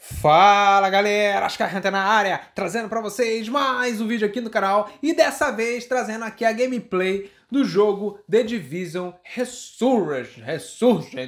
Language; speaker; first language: Portuguese; native; Portuguese